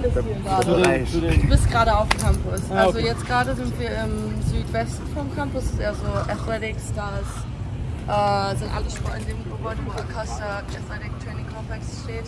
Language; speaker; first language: German; native; German